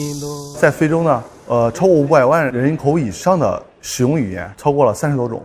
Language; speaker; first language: Chinese; native; Chinese